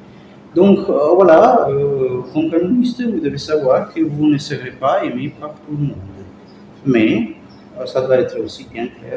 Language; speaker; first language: French; non-native, fluent; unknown